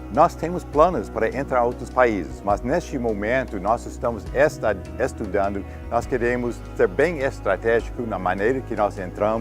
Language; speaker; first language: Portuguese; non-native, learner; English